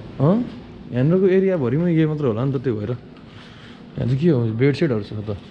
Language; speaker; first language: Nepali; native; Nepali